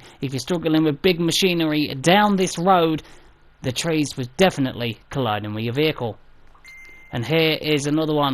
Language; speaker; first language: English; native; English